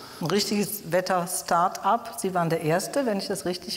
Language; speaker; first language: German; native; German